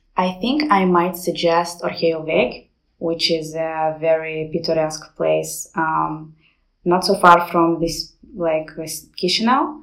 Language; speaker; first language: English; non-native, fluent; Romanian